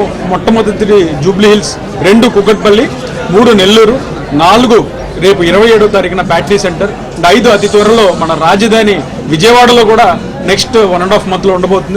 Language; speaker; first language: Telugu; native; Telugu